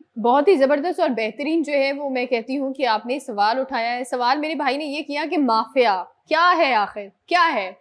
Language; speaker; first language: Urdu; native; Urdu